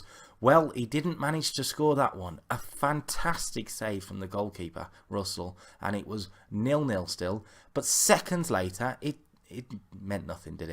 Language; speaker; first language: English; native; English